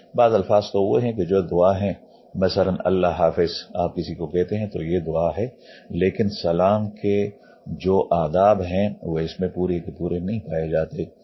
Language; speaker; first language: Urdu; non-native, local second language; Pashto